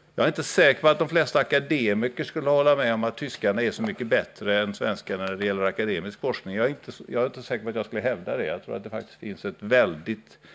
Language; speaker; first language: Swedish; native; Swedish